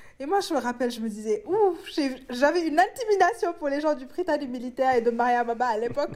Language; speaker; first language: French; non-native, local second language; Wolof